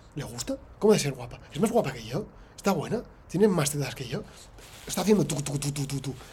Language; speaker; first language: Spanish; native; Spanish